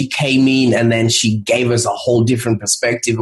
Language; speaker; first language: English; non-native, local second language; Shona